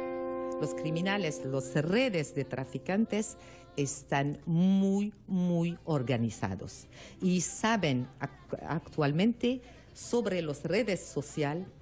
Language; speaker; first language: Spanish; non-native, learner; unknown